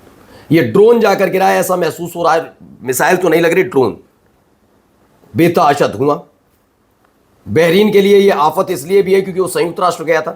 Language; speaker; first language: Hindi; native; Hindi